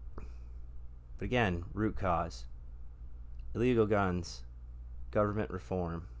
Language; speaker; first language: English; native; English